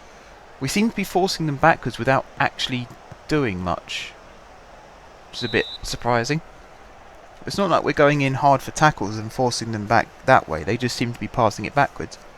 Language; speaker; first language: English; native; English